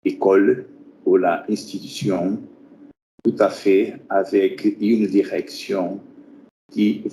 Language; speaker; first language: French; non-native, fluent; Portuguese